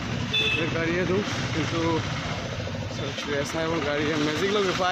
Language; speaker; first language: Hindi; non-native, local second language; Assamese